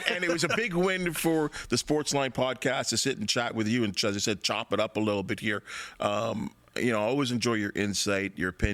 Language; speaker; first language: English; native; English